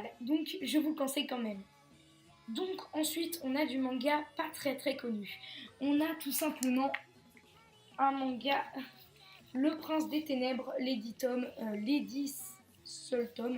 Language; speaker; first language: French; native; French